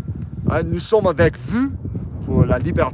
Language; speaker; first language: French; non-native, learner; English